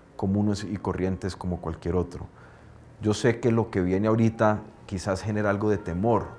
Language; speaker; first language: Spanish; native; Spanish